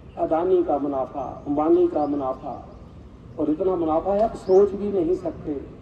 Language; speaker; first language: Hindi; non-native, local second language; Punjabi